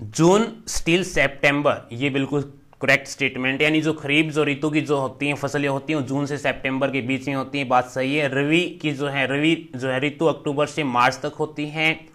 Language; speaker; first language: Hindi; native; Hindi